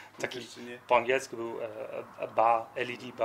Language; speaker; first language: Polish; early bilingual, heritage; Polish